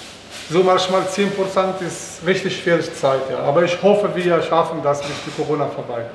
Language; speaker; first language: German; non-native, learner; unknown